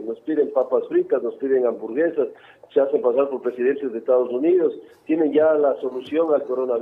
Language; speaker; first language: Spanish; native; Spanish